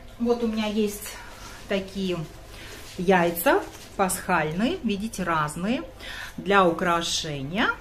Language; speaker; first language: Russian; non-native, local second language; Latvian